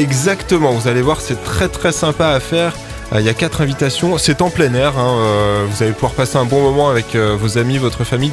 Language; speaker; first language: French; native; French